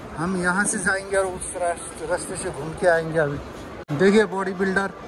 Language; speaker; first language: Hindi; native; Hindi